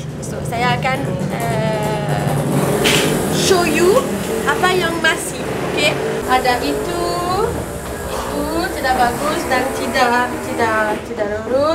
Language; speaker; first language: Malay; non-native, learner; French